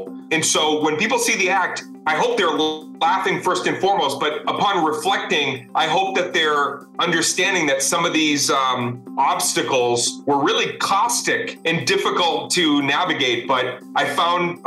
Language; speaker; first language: English; native; English